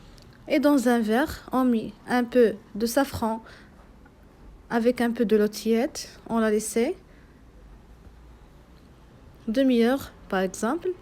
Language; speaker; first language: French; non-native, local second language; Arabic